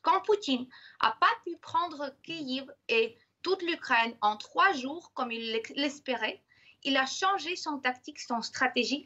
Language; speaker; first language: French; non-native, fluent; Ukrainian